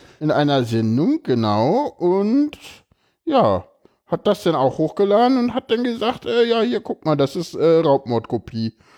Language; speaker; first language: German; native; German